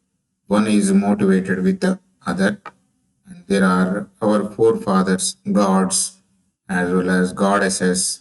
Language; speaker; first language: English; non-native, local second language; Telugu